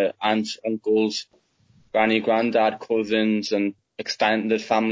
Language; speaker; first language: English; native; English